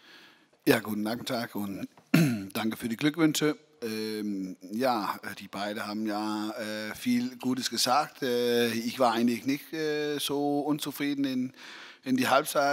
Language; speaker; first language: German; non-native, fluent; Danish